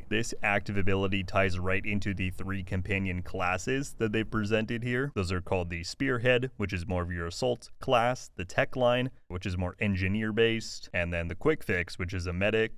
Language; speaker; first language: English; native; English